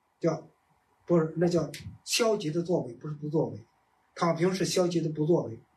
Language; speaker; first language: Chinese; native; Chinese